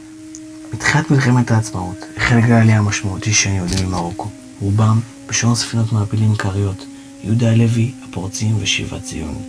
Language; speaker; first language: Hebrew; native; Hebrew